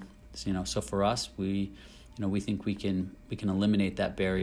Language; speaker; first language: English; native; English